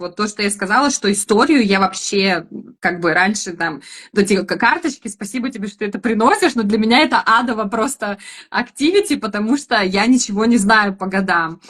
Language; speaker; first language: Russian; native; Russian